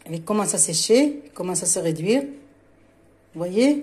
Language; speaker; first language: French; non-native, local second language; Arabic